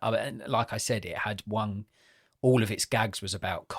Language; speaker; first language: English; native; English